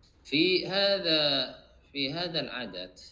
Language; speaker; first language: Arabic; non-native, fluent; Indonesian